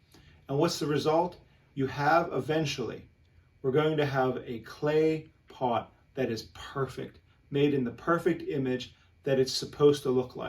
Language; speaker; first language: English; native; English